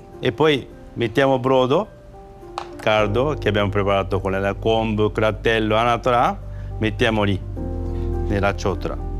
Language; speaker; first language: Italian; non-native, learner; Japanese